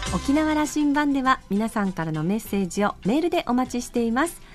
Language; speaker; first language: Japanese; native; Japanese